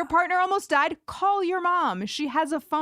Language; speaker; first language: English; native; English